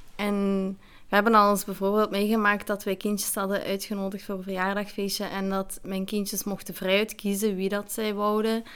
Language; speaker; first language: Dutch; early bilingual, other home language; Arabic